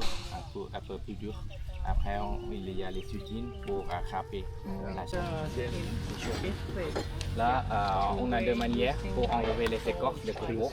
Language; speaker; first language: French; non-native, fluent; Thai